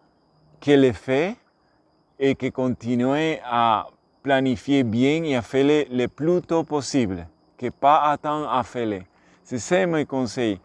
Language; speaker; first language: French; non-native, learner; English